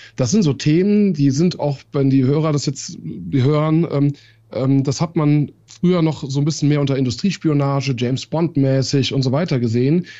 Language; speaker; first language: German; early bilingual, other home language; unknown